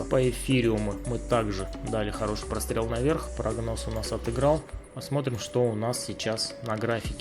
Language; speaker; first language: Russian; native; Russian